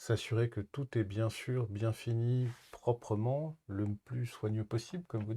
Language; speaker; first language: French; native; French